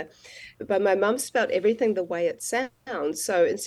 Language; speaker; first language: English; native; English